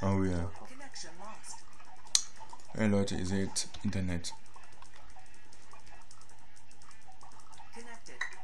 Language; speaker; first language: German; native; German